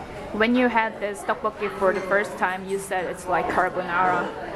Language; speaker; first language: English; non-native, fluent; Korean